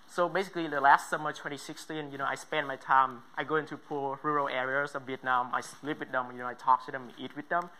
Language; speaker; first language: English; non-native, fluent; Vietnamese